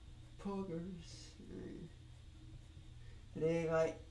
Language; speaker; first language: Japanese; non-native, learner; Spanish